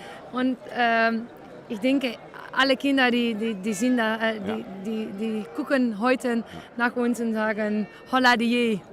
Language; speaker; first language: German; non-native, learner; Dutch